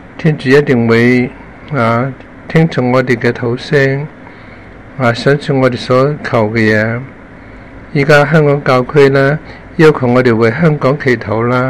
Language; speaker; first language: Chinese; non-native, local second language; Cantonese